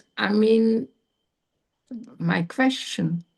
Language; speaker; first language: English; non-native, learner; German